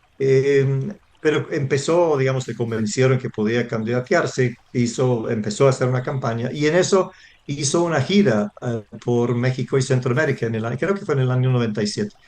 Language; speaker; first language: Spanish; non-native, fluent; English